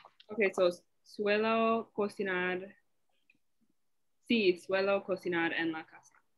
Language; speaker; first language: Spanish; non-native, learner; English